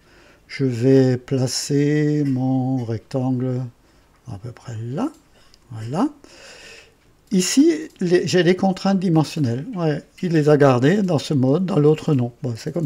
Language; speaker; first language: French; native; French